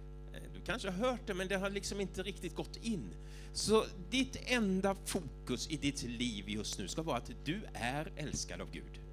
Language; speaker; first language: Swedish; native; Swedish